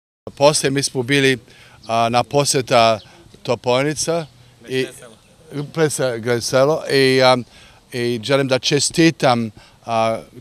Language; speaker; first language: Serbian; early bilingual, heritage; Serbian